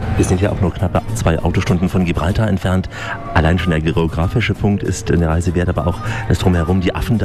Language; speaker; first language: German; native; German